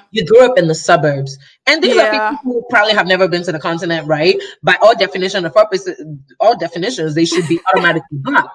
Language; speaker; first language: English; non-native, local second language; Yoruba